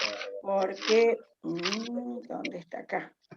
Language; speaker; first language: Spanish; native; Spanish